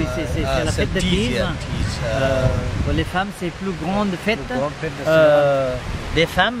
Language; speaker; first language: French; non-native, fluent; Nepali